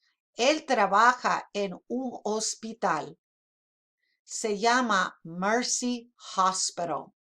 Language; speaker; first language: Spanish; non-native, fluent; English